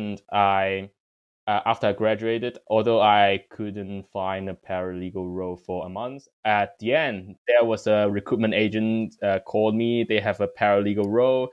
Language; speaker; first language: English; non-native, local second language; Cantonese